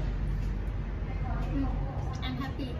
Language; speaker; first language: English; non-native, learner; Thai